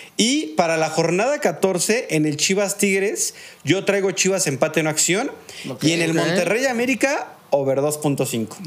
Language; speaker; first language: Spanish; native; Spanish